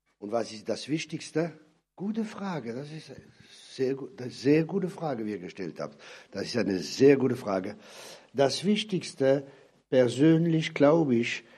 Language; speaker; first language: German; non-native, local second language; French